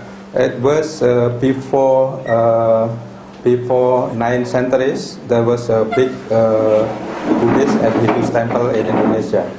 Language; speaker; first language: English; non-native, fluent; Indonesian